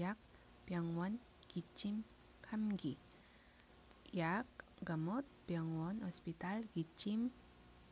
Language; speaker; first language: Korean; non-native, fluent; Iloko